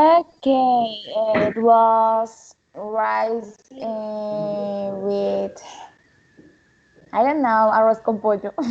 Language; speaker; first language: English; non-native, learner; Spanish